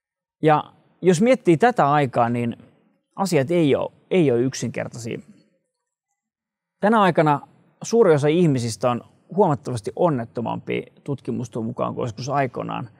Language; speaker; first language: Finnish; native; Finnish